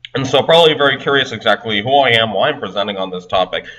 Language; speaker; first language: English; native; English